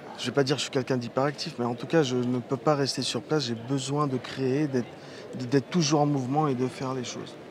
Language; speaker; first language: French; early bilingual, other home language; Riffian